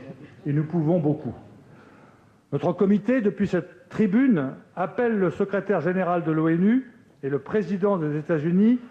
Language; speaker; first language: French; native; French